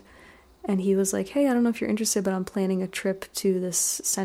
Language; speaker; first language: English; native; English